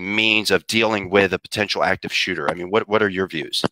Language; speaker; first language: English; native; English